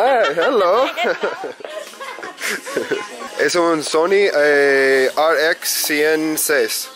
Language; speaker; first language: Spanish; non-native, learner; English